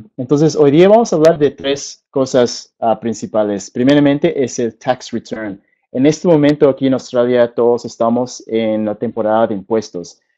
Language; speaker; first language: Spanish; early bilingual, heritage; Spanish